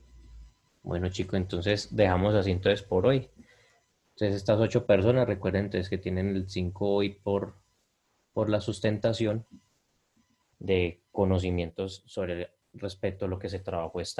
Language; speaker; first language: Spanish; native; Spanish